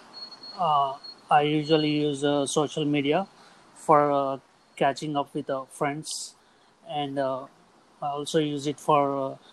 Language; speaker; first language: English; non-native, local second language; Telugu